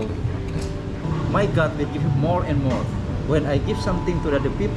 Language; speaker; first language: English; non-native, learner; Indonesian